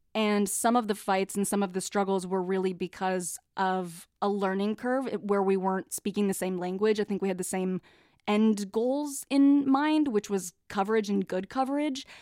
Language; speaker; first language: English; native; English